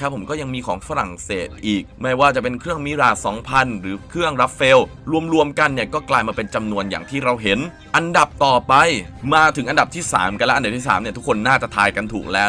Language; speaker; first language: Thai; native; Thai